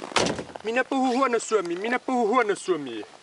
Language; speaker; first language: Finnish; non-native, learner; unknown